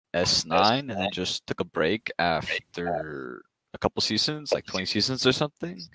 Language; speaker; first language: English; native; English